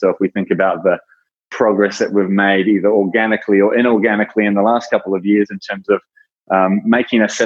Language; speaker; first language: English; native; English